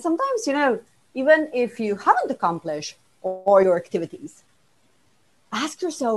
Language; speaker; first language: English; non-native, fluent; Slovenian